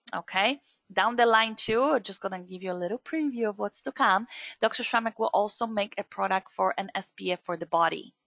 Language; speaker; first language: English; non-native, fluent; Polish